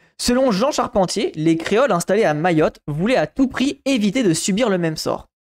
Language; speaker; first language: French; native; French